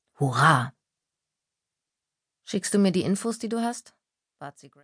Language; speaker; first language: German; native; German